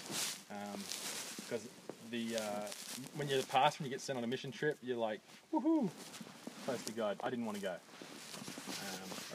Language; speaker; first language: English; native; English